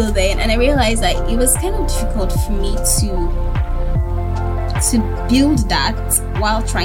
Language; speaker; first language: English; non-native, local second language; Yoruba